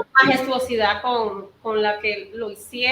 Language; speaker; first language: Spanish; native; Spanish